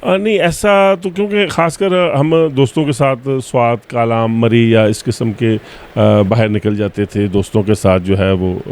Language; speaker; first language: Urdu; non-native, local second language; Pashto